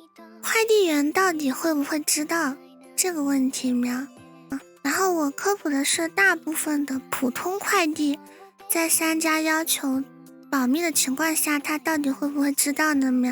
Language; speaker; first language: Chinese; native; Chinese